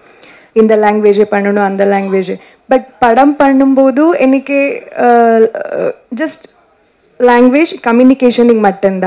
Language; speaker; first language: Tamil; non-native, learner; Kannada